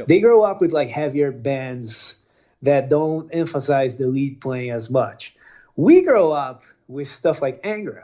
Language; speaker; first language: English; non-native, fluent; Portuguese